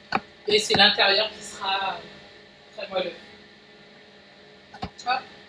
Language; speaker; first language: French; native; French